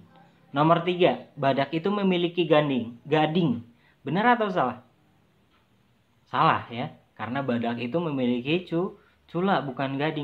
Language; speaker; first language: Indonesian; native; Indonesian